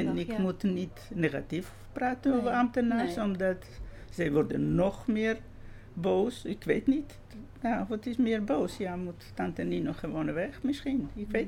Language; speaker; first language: Dutch; non-native, fluent; Georgian